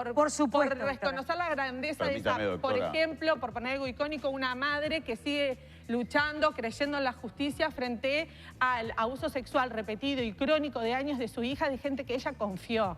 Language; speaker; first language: Spanish; native; Spanish